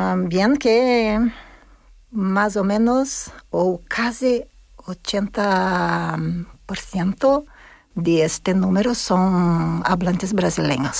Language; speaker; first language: Spanish; non-native, fluent; Portuguese